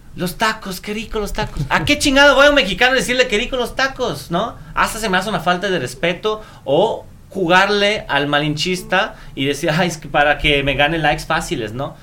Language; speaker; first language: Spanish; non-native, fluent; Italian